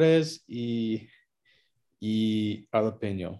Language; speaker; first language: Spanish; non-native, learner; English